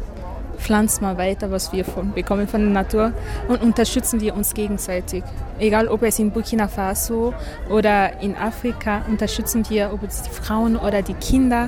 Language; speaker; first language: German; non-native, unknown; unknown